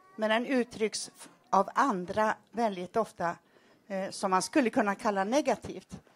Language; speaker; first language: Swedish; native; Swedish